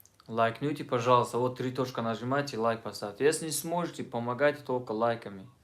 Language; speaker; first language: Russian; non-native, learner; Tajik